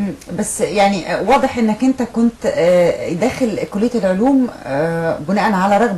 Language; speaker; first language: Arabic; native; Arabic